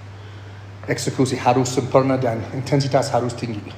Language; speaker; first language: Indonesian; non-native, fluent; English